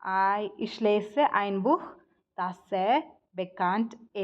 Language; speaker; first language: German; non-native, learner; Malayalam